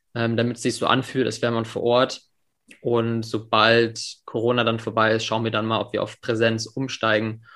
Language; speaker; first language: German; early bilingual, other home language; English